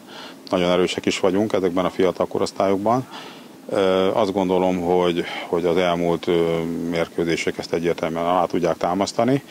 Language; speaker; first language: Hungarian; native; Hungarian